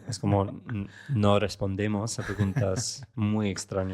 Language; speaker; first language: Spanish; non-native, fluent; English